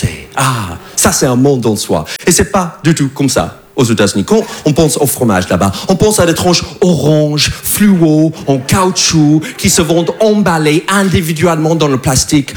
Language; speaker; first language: French; non-native, fluent; English